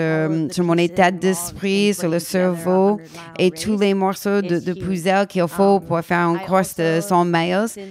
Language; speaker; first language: French; non-native, learner; English